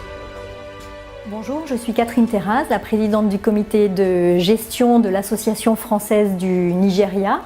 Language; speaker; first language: French; native; French